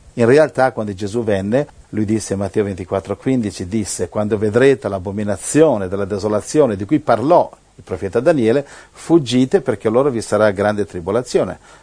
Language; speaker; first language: Italian; native; Italian